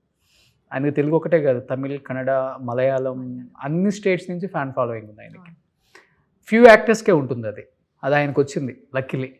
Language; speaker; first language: Telugu; native; Telugu